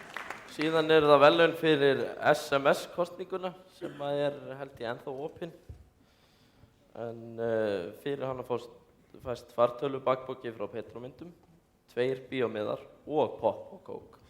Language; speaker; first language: Icelandic; native; Icelandic